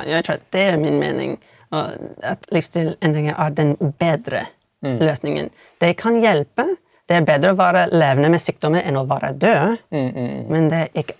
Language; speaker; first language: Swedish; non-native, fluent; English